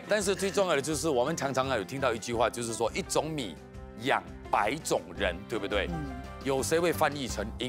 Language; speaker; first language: Chinese; native; Chinese